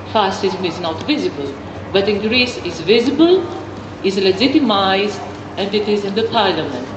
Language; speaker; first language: English; non-native, fluent; Greek